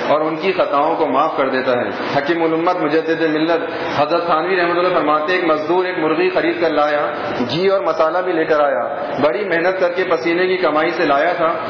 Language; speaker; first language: Urdu; native; Urdu